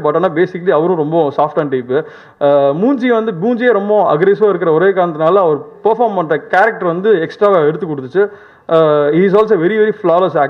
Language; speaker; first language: Tamil; native; Tamil